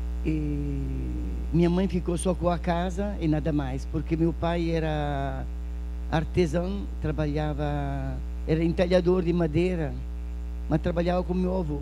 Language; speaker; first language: Portuguese; non-native, fluent; Italian